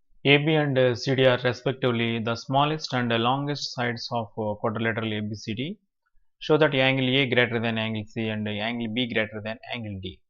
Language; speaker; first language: English; non-native, local second language; Telugu